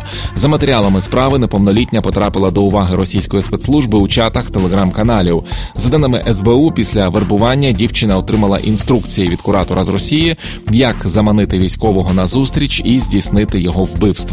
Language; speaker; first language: Ukrainian; native; Ukrainian